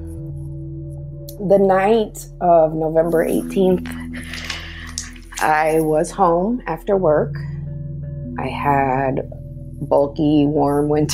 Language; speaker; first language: English; native; English